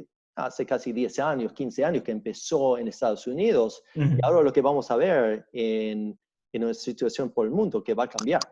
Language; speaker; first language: Spanish; early bilingual, heritage; Spanish